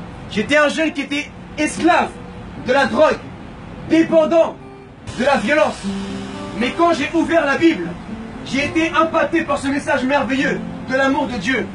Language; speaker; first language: French; native; French